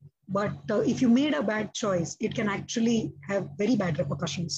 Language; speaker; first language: English; non-native, local second language; Gujarati